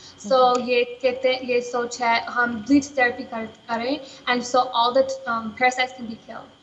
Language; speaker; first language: Hindi; early bilingual, heritage; Hindi